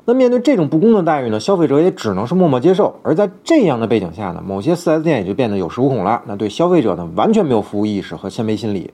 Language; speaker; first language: Chinese; native; Chinese